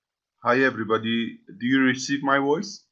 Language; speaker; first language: English; non-native, fluent; Persian